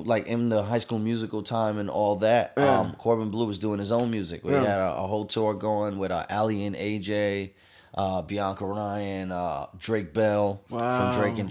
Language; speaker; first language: English; native; English